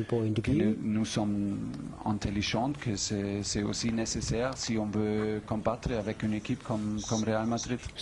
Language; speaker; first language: French; non-native, fluent; German